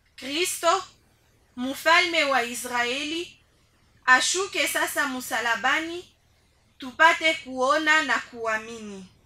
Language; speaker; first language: Swahili; native; Swahili